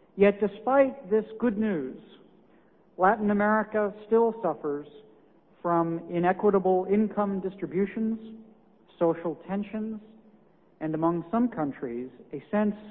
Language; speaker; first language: English; native; English